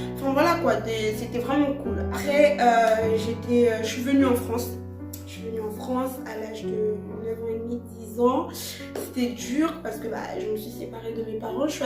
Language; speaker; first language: French; early bilingual, other home language; Lingala